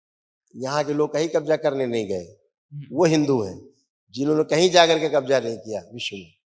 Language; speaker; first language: Hindi; native; Hindi